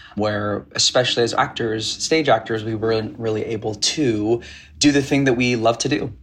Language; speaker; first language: English; native; English